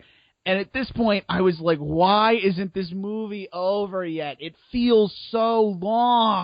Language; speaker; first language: English; native; English